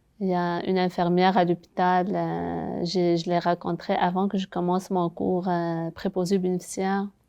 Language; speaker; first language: French; non-native, local second language; Arabic